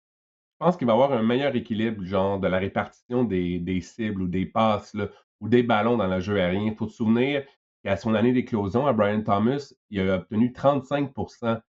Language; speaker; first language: French; native; French